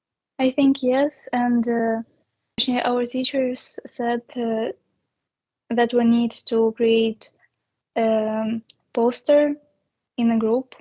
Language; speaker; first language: English; non-native, learner; Russian